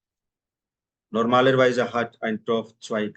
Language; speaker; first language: German; non-native, fluent; Hindi